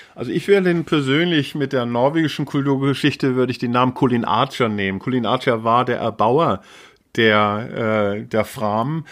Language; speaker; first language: German; native; German